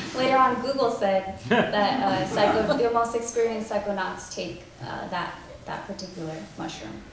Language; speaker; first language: English; native; English